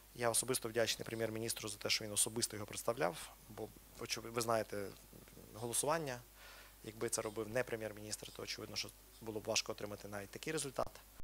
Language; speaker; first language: Ukrainian; native; Ukrainian